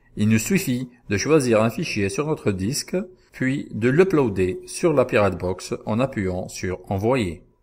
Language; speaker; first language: French; non-native, local second language; Arabic